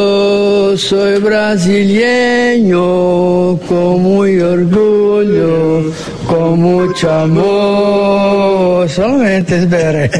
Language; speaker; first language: Spanish; non-native, learner; Portuguese